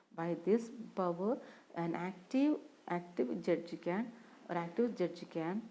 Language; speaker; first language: English; non-native, local second language; Malayalam